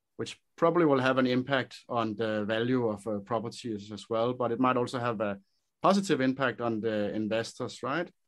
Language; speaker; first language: English; non-native, fluent; Danish